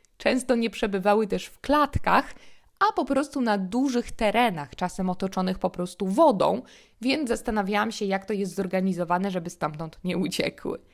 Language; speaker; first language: Polish; native; Polish